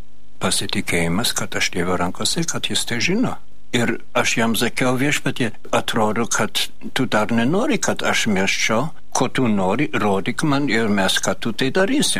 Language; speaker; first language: Lithuanian; non-native, fluent; German